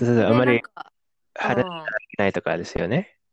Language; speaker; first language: Japanese; non-native, fluent; Indonesian